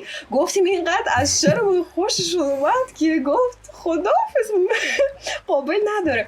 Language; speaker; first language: Persian; non-native, fluent; Russian